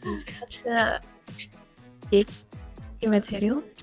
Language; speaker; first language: German; non-native, learner; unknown